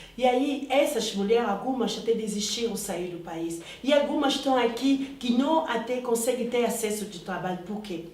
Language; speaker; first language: Portuguese; non-native, fluent; Lingala